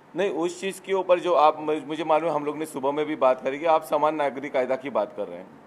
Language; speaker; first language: Hindi; non-native, local second language; Marathi